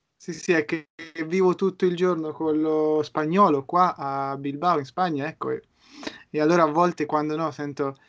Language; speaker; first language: Italian; native; Italian